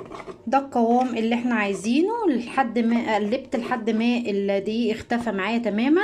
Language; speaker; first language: Arabic; native; Arabic